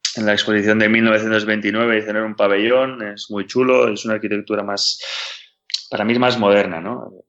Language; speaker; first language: Spanish; native; Spanish